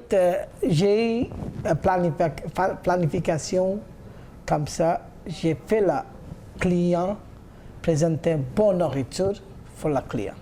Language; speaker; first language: French; non-native, learner; Bangla